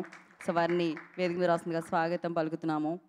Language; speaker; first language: Telugu; native; Telugu